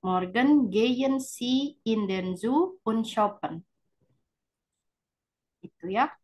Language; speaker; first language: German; non-native, fluent; Indonesian